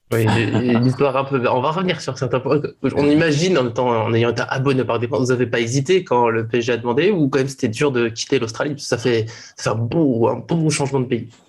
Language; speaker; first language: French; native; French